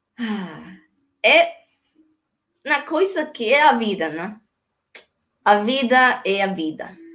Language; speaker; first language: Portuguese; non-native, learner; Spanish